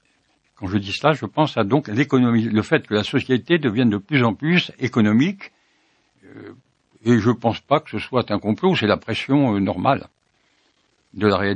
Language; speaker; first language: French; native; French